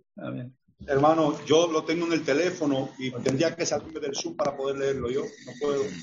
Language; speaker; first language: Spanish; native; Spanish